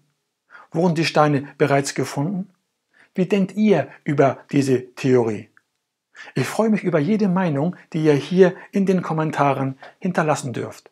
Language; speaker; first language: German; native; German